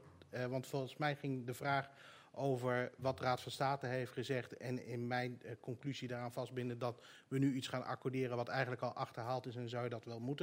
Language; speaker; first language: Dutch; native; Dutch